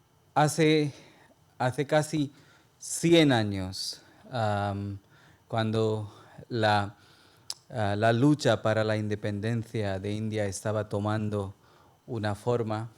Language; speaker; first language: Spanish; non-native, fluent; Hindi